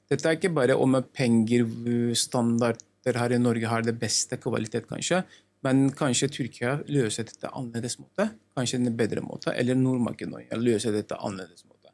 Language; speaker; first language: Norwegian; non-native, learner; Turkish